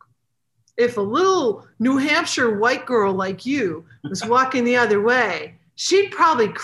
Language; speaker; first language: English; native; English